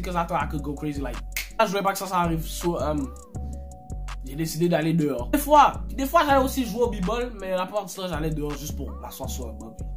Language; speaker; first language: French; early bilingual, heritage; French